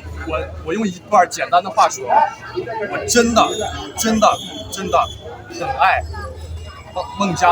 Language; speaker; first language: Chinese; non-native, learner; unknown